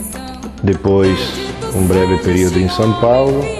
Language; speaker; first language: Portuguese; non-native, fluent; Italian